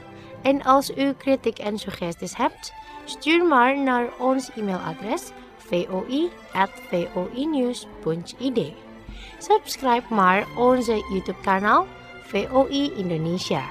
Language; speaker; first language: Dutch; non-native, fluent; Indonesian